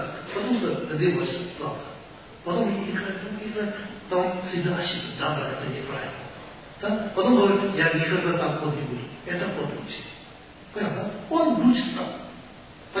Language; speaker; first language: Russian; non-native, learner; Tibetan